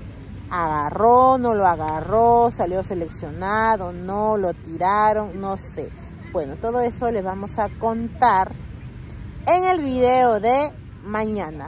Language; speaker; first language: Spanish; native; Spanish